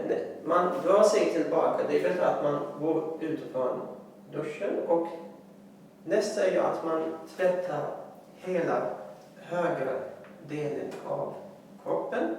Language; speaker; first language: Swedish; non-native, fluent; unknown